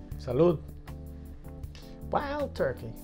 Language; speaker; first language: Spanish; early bilingual, heritage; Spanish